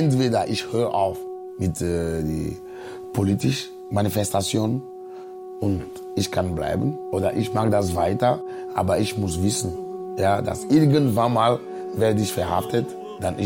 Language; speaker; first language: German; non-native, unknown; Ewe